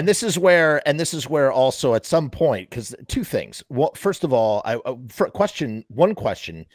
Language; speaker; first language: English; native; English